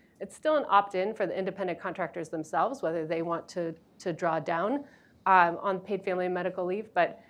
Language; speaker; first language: English; native; English